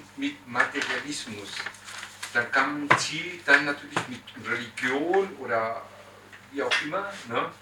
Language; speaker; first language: German; non-native, fluent; Spanish